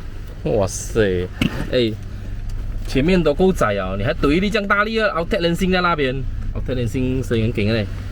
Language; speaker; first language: Chinese; native; Chinese